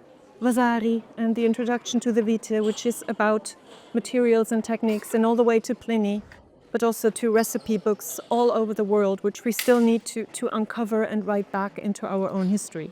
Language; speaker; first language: English; non-native, fluent; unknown